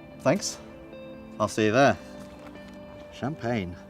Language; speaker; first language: English; native; English